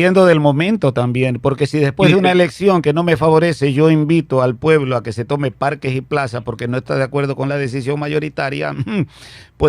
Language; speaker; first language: Spanish; native; Spanish